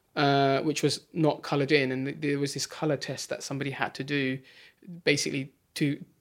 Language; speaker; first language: English; native; English